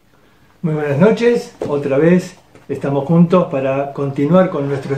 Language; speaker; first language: Spanish; native; Spanish